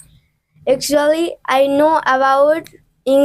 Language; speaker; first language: English; non-native, learner; Odia